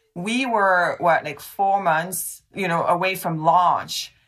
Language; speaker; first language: English; non-native, fluent; French